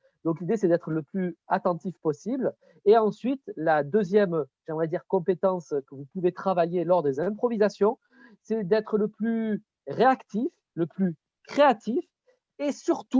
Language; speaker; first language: French; native; French